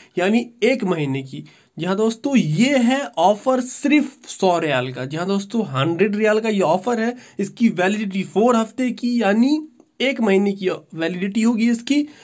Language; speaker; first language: Hindi; native; Hindi